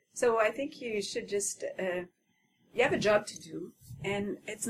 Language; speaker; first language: English; non-native, fluent; French